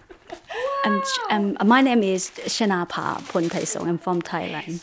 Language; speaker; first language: English; non-native, learner; Thai